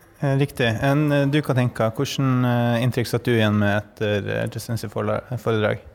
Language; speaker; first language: Norwegian; native; Norwegian